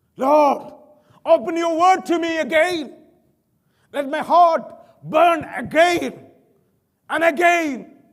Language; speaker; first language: English; non-native, local second language; Malayalam